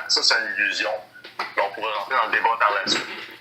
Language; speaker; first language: French; native; French